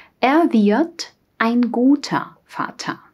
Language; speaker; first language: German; non-native, fluent; Russian